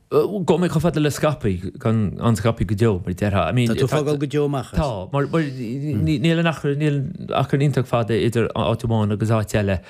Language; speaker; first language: Irish; native; Irish